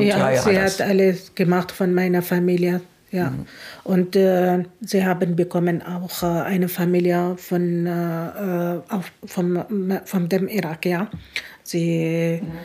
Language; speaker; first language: German; non-native, learner; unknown